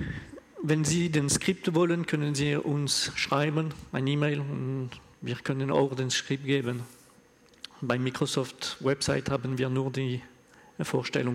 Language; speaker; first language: German; non-native, learner; French